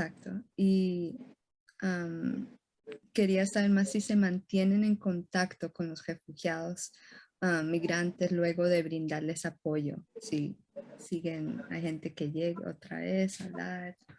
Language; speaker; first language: Spanish; early bilingual, heritage; Spanish